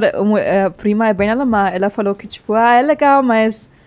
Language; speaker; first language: Portuguese; non-native, fluent; German